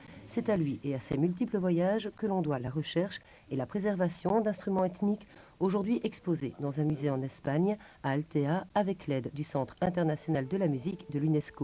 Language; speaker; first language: French; native; French